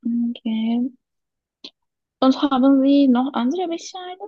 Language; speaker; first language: German; non-native, learner; Turkish